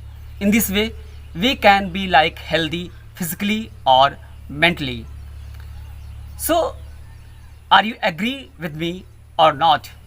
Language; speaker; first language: English; non-native, learner; Hindi